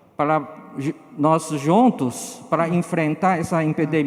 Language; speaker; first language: Portuguese; non-native, learner; Chinese